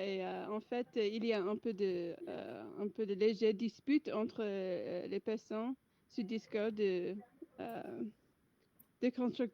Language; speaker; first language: French; non-native, fluent; English